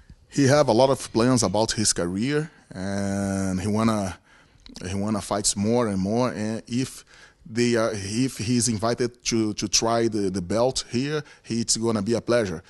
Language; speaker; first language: English; non-native, fluent; Portuguese